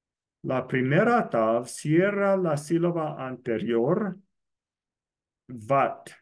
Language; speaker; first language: Spanish; non-native, fluent; English